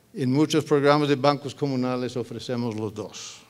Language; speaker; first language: Spanish; non-native, fluent; English